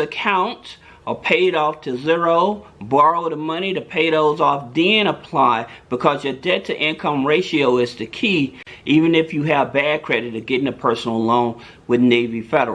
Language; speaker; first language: English; native; English